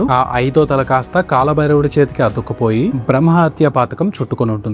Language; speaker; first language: Telugu; native; Telugu